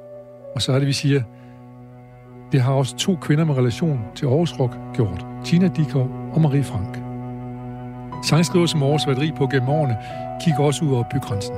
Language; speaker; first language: Danish; native; Danish